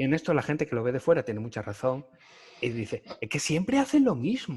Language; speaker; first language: Spanish; native; Spanish